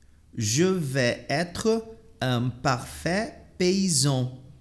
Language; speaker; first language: French; non-native, fluent; Portuguese